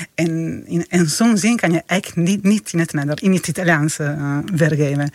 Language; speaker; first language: Dutch; non-native, fluent; Italian